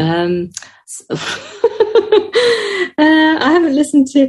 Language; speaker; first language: English; native; English